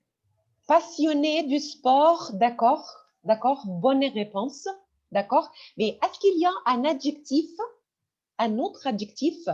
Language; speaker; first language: French; non-native, fluent; Arabic